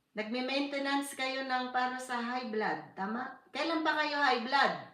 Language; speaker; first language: Filipino; native; Filipino